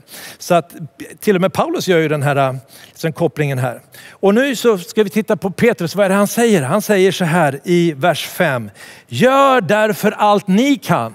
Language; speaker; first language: Swedish; native; Swedish